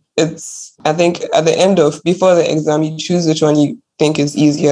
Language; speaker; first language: English; non-native, local second language; Akan